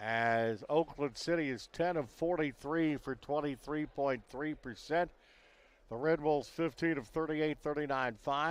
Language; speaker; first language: English; native; English